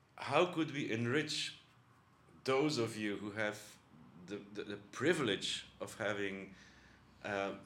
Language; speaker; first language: English; non-native, fluent; Dutch